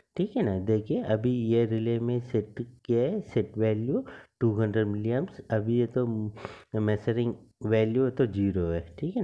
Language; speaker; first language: Hindi; non-native, local second language; Tamil